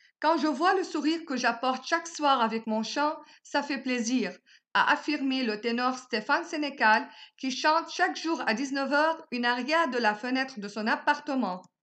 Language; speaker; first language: French; non-native, local second language; Arabic